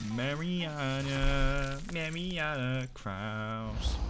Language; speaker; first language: English; native; English